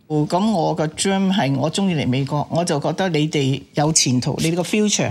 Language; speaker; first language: Spanish; non-native, learner; Cantonese